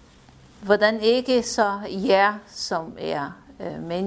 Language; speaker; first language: Danish; non-native, fluent; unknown